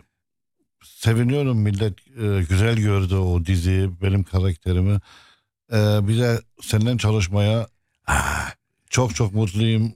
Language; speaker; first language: Turkish; non-native, local second language; Arabic